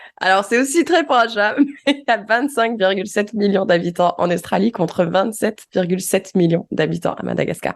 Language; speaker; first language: French; native; French